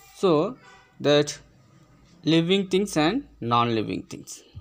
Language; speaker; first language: English; non-native, local second language; Tamil